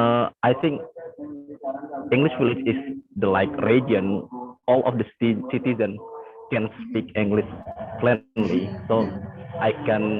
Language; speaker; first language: English; non-native, learner; Indonesian